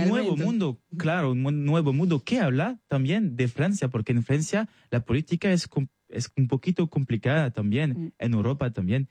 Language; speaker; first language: Spanish; non-native, learner; French